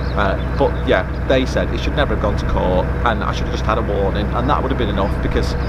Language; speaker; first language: English; native; English